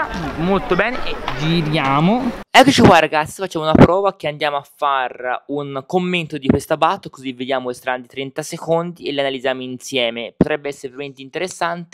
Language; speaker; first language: Italian; native; Italian